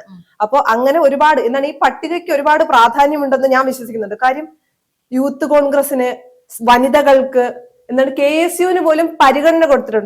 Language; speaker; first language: Malayalam; native; Malayalam